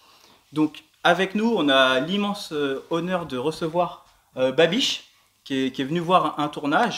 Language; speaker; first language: French; native; French